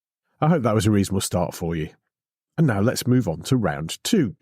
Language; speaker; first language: English; native; English